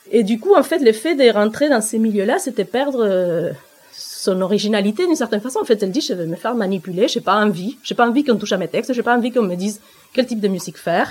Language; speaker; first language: French; non-native, fluent; Spanish